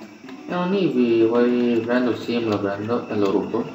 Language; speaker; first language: Italian; native; Italian